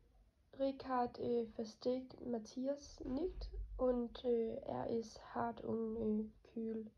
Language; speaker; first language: German; non-native, learner; Norwegian